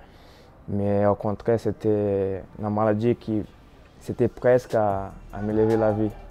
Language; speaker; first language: French; non-native, fluent; Portuguese